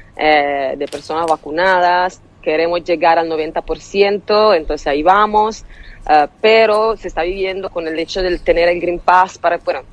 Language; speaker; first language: Spanish; non-native, fluent; Italian